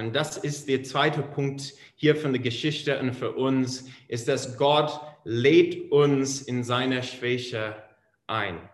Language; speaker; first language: German; non-native, fluent; English